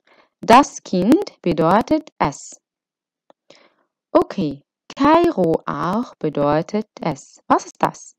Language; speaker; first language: German; non-native, fluent; Arabic